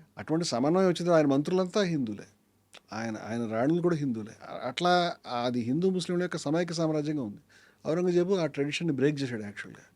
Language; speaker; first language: Telugu; native; Telugu